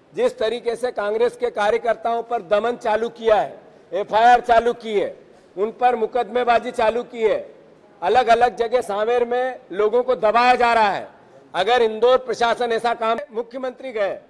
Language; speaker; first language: Hindi; native; Hindi